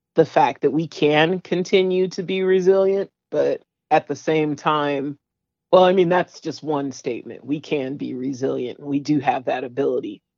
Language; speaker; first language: English; native; English